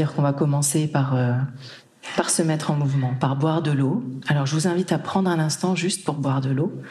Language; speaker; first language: French; native; French